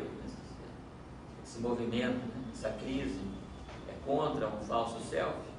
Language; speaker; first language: Portuguese; native; Portuguese